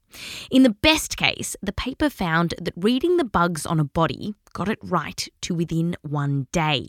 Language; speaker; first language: English; native; English